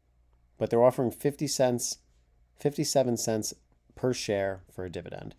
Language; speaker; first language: English; native; English